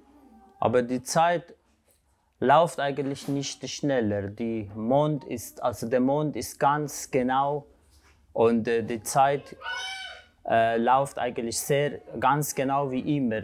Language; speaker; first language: German; non-native, fluent; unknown